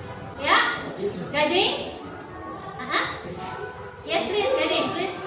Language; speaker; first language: English; non-native, local second language; Indonesian